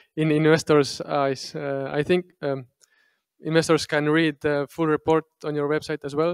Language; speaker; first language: English; non-native, fluent; Estonian